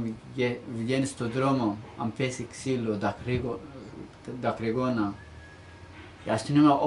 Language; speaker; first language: Greek; non-native, learner; Turkish